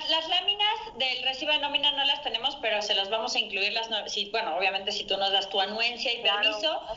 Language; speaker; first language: Spanish; native; Spanish